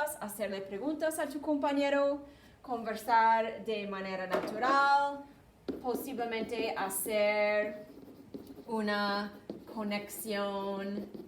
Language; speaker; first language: Spanish; non-native, fluent; English